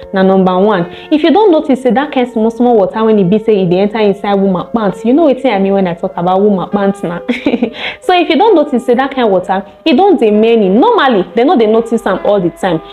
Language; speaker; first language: Nigerian Pidgin; native; Nigerian Pidgin